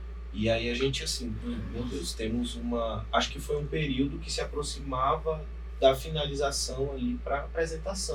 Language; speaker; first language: Portuguese; native; Portuguese